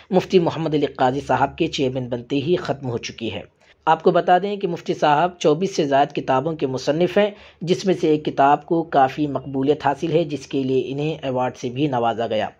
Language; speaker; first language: Urdu; native; Urdu